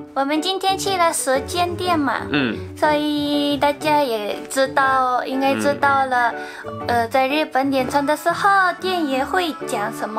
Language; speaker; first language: Chinese; non-native, fluent; Japanese